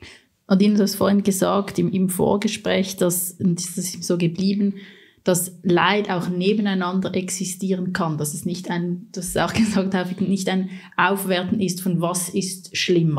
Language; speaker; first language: German; native; German